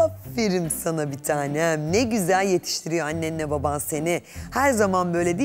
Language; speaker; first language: Turkish; native; Turkish